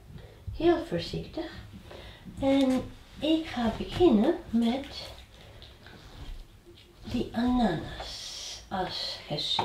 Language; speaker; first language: Dutch; non-native, fluent; Spanish